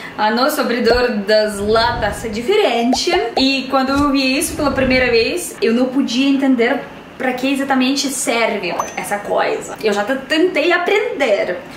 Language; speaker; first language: Portuguese; non-native, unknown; Russian